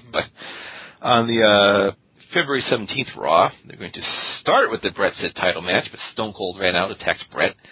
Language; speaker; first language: English; native; English